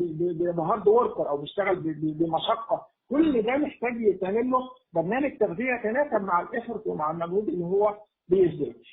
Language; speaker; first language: Arabic; native; Arabic